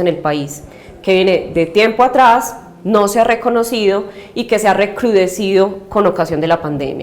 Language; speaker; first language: Spanish; native; Spanish